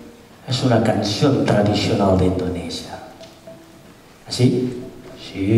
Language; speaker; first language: Spanish; non-native, fluent; Indonesian